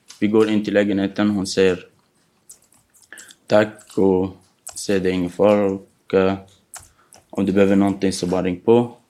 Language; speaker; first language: Swedish; non-native, fluent; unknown